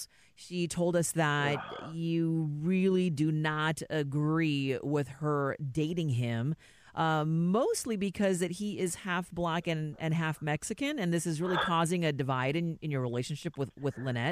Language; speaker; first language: English; native; English